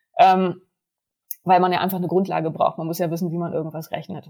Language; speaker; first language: German; native; German